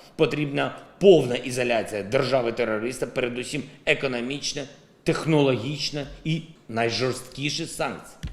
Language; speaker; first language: Ukrainian; non-native, local second language; Russian